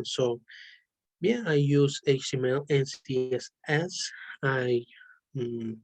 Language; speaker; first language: English; non-native, learner; Spanish